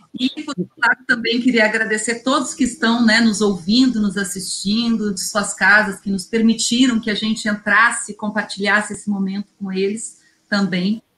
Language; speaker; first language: Portuguese; native; Portuguese